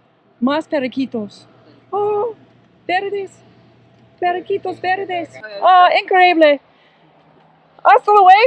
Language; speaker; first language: Spanish; non-native, learner; English